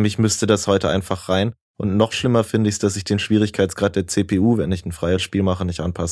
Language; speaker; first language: German; native; German